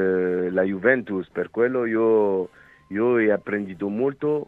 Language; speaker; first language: Italian; non-native, fluent; French